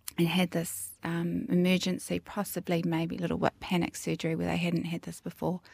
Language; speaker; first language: English; native; English